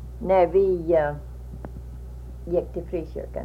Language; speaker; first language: Swedish; early bilingual, heritage; Swedish